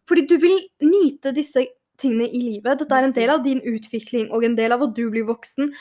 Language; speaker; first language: Norwegian; early bilingual, other home language; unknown